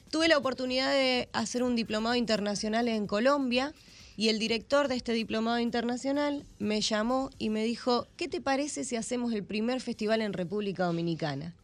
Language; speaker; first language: Spanish; native; Spanish